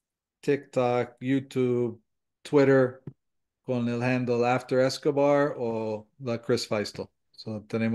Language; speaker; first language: Spanish; non-native, fluent; English